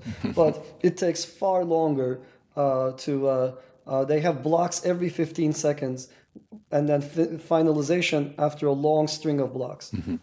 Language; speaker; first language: English; non-native, fluent; Turkish